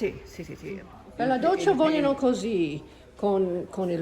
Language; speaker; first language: Italian; non-native, learner; English